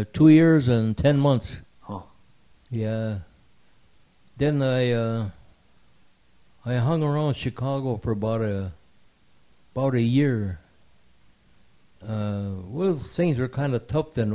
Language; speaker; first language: English; early bilingual, other home language; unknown